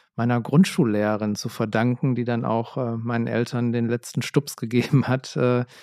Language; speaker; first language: German; native; German